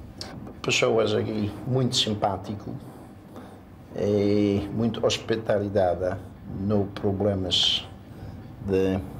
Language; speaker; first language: Portuguese; non-native, learner; Dutch